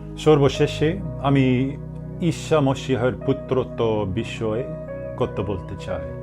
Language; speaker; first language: Bangla; non-native, learner; English